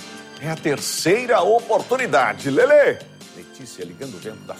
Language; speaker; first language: Portuguese; native; Portuguese